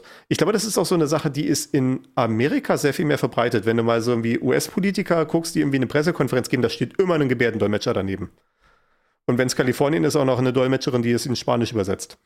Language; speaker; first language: German; native; German